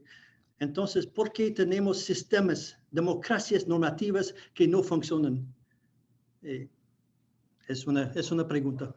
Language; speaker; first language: Spanish; non-native, fluent; English